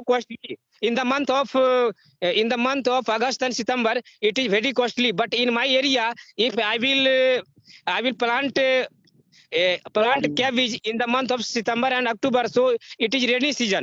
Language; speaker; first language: English; non-native, learner; Hindi